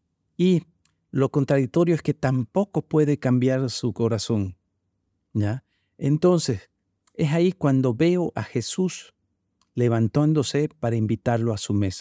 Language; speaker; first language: Spanish; native; Spanish